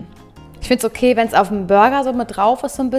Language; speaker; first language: German; native; German